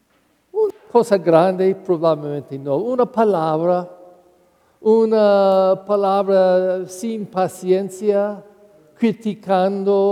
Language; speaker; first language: Spanish; non-native, learner; English